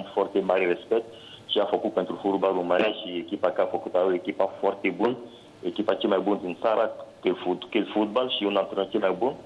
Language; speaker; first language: Romanian; non-native, learner; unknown